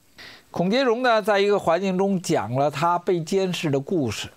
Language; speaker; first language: Chinese; native; Chinese